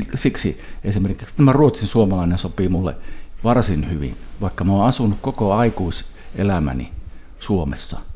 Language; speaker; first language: Finnish; early bilingual, heritage; Finnish